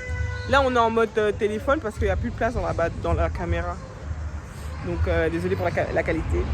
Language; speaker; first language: French; native; French